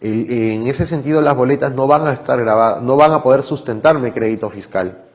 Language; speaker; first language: Spanish; native; Spanish